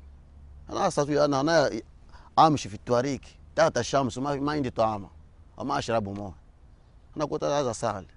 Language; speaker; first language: Arabic; non-native, learner; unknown